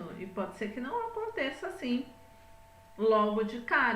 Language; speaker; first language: Portuguese; native; Portuguese